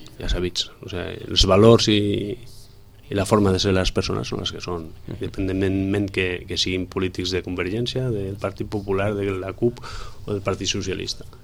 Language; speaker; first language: Catalan; non-native, local second language; Spanish